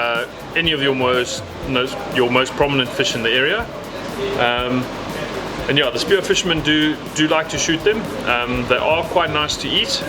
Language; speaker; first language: English; native; English